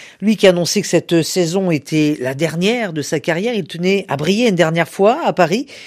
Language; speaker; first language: French; native; French